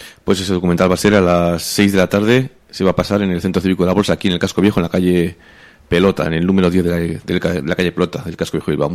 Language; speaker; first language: Spanish; native; Spanish